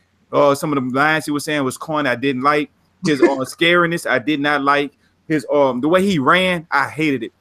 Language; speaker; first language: English; native; English